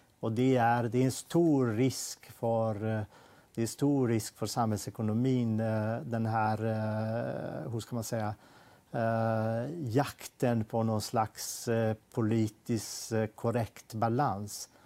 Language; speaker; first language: Swedish; non-native, fluent; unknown